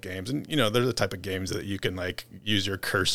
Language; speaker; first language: English; native; English